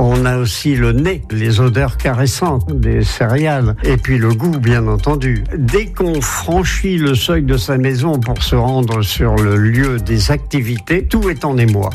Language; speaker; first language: French; native; French